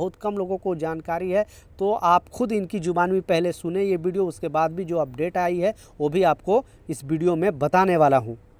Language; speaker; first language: Hindi; native; Hindi